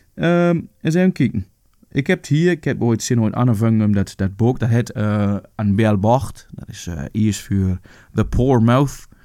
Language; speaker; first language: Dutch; native; Dutch